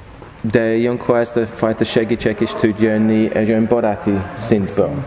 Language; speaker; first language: Hungarian; non-native, learner; English